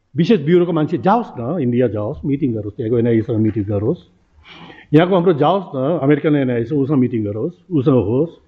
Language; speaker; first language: Nepali; native; Nepali